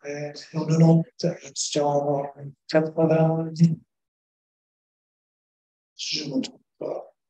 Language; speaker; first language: French; non-native, fluent; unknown